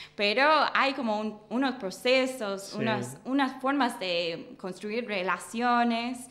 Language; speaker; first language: Spanish; non-native, fluent; English